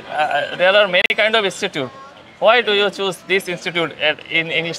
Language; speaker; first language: English; non-native, learner; Bangla